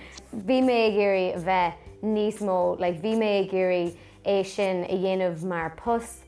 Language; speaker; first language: Irish; non-native, local second language; English